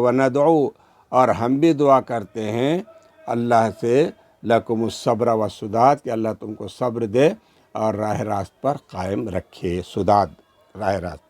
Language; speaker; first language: Urdu; native; Urdu